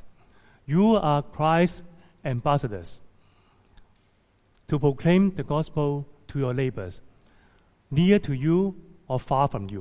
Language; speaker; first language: English; non-native, local second language; Cantonese